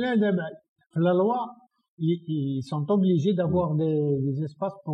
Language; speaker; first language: French; non-native, local second language; Arabic